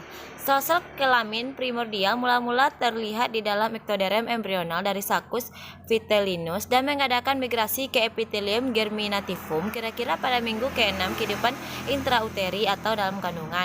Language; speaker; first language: Indonesian; native; Indonesian